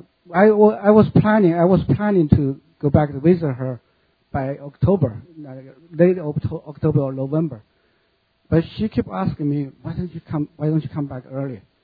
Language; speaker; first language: English; non-native, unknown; Chinese